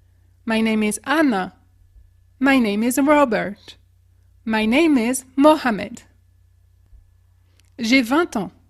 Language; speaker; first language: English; non-native, fluent; French